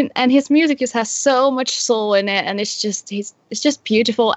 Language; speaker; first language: English; non-native, fluent; Dutch